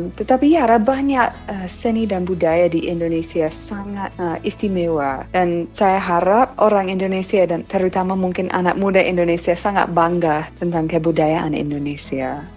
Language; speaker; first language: Indonesian; non-native, fluent; English